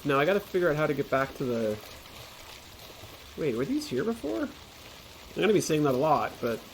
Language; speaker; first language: English; native; English